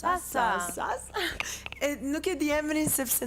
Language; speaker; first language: Albanian; early bilingual, heritage; English